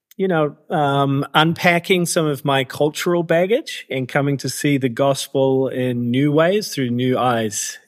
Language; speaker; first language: English; native; English